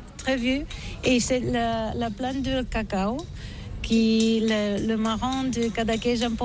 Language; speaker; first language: French; non-native, learner; Catalan